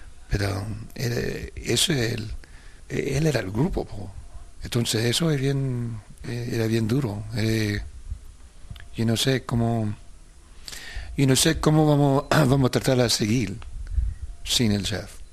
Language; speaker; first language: Spanish; early bilingual, heritage; Spanish